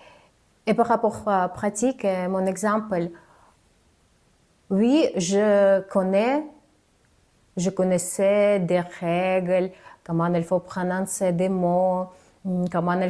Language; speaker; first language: French; non-native, fluent; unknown